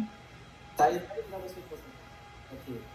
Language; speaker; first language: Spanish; non-native, local second language; English